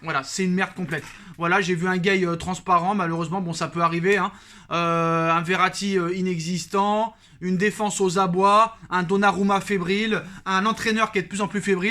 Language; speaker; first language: French; native; French